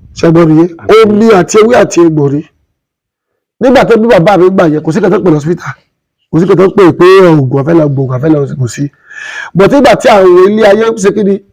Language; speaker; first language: Yoruba; non-native, local second language; Igbo